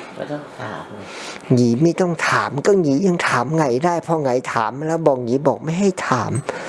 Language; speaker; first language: Thai; native; Thai